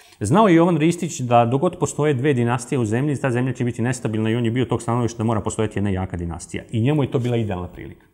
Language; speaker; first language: Serbian; native; Serbian